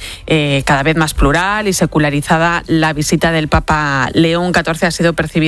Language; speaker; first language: Spanish; native; Spanish